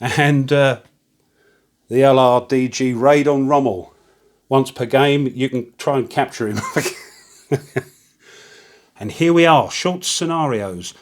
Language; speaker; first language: English; native; English